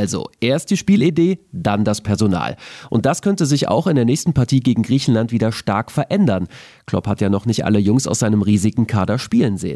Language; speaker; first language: German; native; German